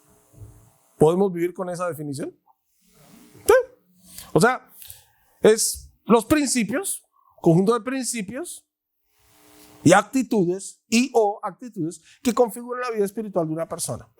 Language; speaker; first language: Spanish; native; Spanish